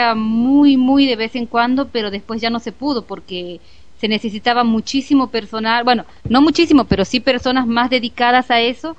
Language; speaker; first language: Spanish; native; Spanish